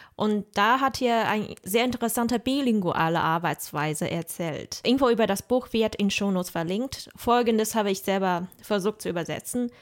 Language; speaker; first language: German; non-native, fluent; Chinese